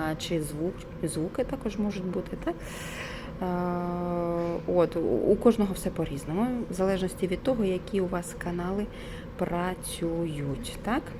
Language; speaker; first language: Ukrainian; non-native, local second language; Russian